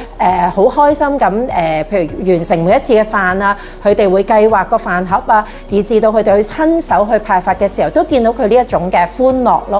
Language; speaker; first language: Cantonese; native; Cantonese